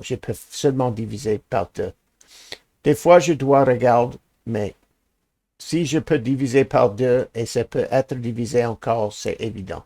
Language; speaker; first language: French; non-native, learner; English